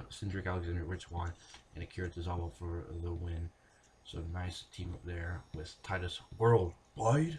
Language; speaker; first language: English; native; English